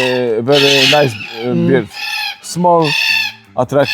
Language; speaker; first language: English; non-native, learner; Polish